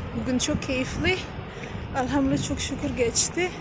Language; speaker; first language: Turkish; non-native, learner; Indonesian